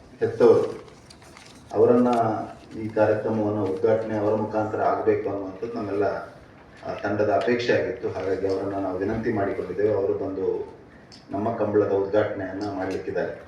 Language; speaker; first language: Kannada; non-native, local second language; Tulu